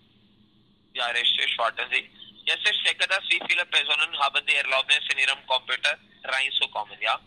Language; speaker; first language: German; non-native, learner; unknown